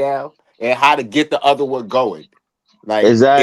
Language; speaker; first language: English; native; English